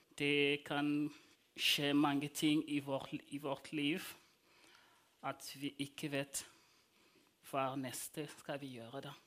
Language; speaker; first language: Norwegian; non-native, fluent; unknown